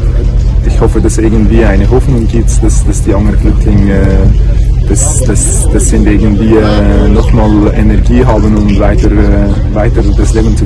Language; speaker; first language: German; non-native, fluent; Arabic